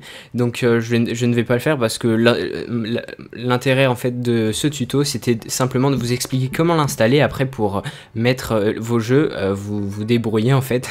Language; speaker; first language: French; native; French